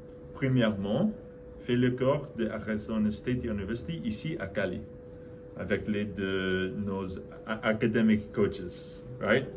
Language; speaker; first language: French; non-native, learner; English